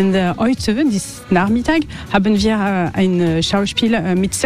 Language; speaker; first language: German; non-native, learner; French